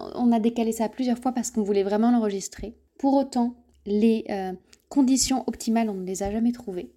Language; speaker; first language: French; native; French